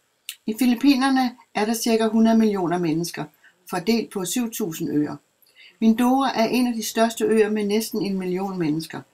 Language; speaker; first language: Danish; native; Danish